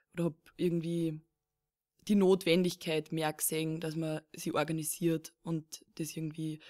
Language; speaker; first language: German; native; German